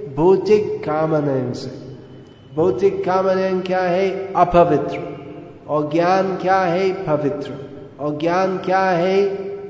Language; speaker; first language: Hindi; non-native, fluent; English